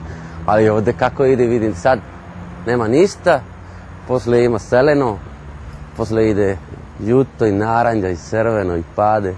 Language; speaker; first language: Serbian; non-native, learner; Spanish